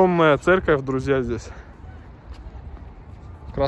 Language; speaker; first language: Russian; non-native, fluent; Turkish